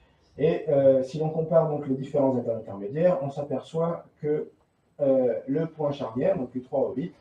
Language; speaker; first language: French; native; French